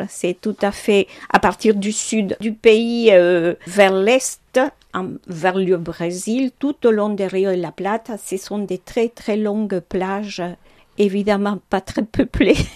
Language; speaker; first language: French; non-native, fluent; Spanish